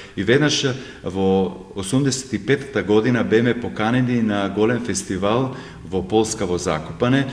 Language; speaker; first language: Macedonian; native; Macedonian